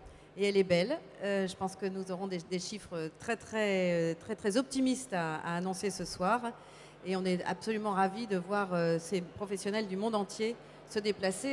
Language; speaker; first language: French; native; French